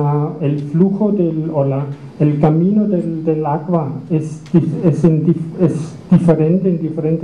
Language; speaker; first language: Spanish; non-native, learner; German